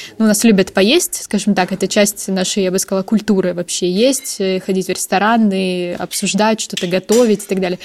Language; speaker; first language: Russian; native; Russian